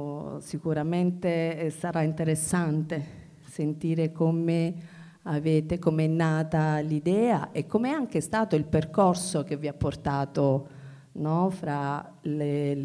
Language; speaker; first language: Italian; native; Italian